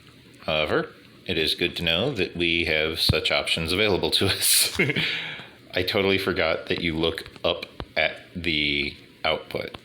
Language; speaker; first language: English; native; English